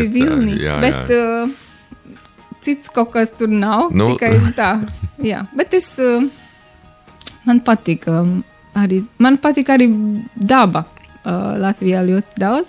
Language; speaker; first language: Latvian; non-native, learner; Romanian